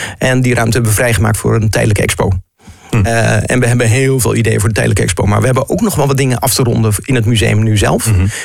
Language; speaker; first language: Dutch; native; Dutch